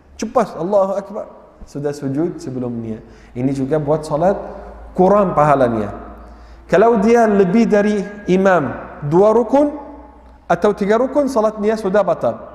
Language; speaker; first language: Malay; non-native, fluent; Arabic